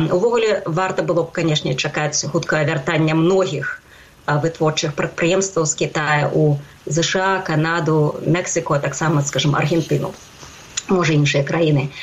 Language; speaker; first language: Belarusian; native; Belarusian